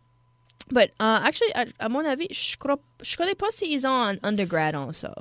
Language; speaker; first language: French; non-native, local second language; English